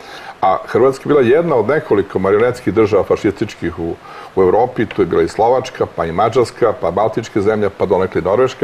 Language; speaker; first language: Croatian; native; Croatian